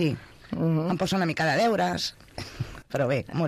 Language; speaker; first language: Catalan; non-native, local second language; Spanish